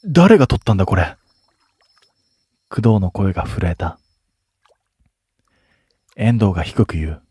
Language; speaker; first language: Japanese; native; Japanese